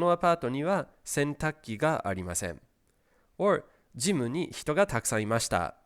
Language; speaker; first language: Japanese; non-native, fluent; English